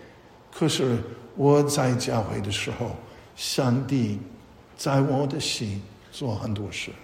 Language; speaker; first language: Chinese; non-native, fluent; English